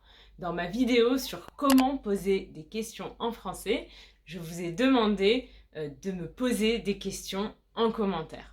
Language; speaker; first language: French; native; French